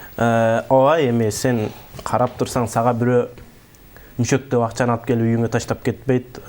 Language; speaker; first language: Kyrgyz; early bilingual, heritage; Kyrgyz